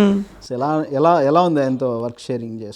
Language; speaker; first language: Telugu; native; Telugu